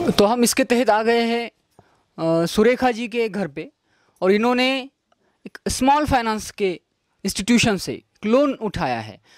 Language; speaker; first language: Hindi; non-native, local second language; Marathi